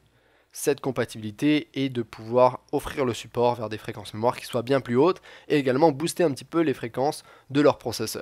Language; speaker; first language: French; native; French